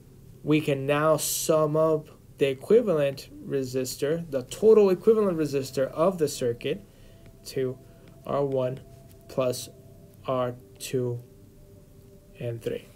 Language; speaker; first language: English; native; English